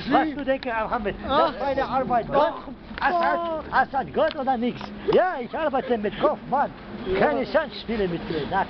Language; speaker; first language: German; non-native, learner; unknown